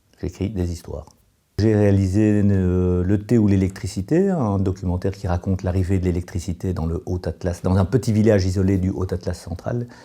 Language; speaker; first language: French; native; French